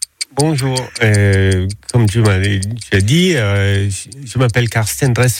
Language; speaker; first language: French; non-native, learner; Danish